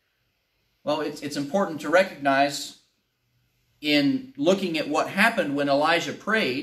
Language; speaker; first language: English; native; English